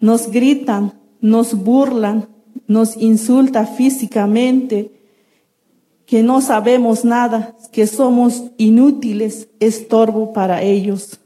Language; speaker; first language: Spanish; non-native, local second language; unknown